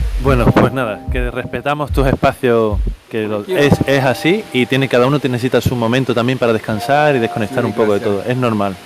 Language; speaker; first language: Spanish; native; Spanish